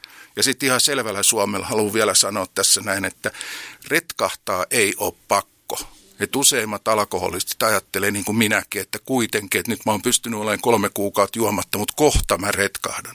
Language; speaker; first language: Finnish; native; Finnish